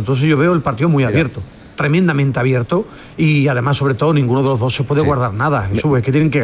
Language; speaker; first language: Spanish; native; Spanish